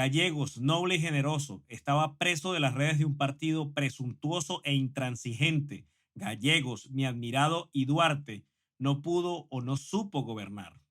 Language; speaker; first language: Spanish; native; Spanish